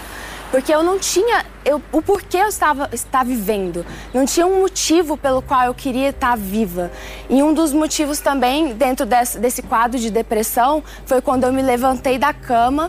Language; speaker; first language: Portuguese; early bilingual, other home language; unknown